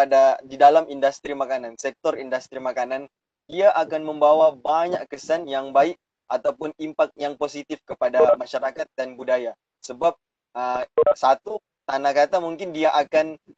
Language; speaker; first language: Malay; native; Malay